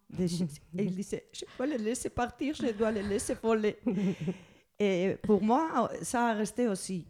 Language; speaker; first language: French; non-native, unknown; Spanish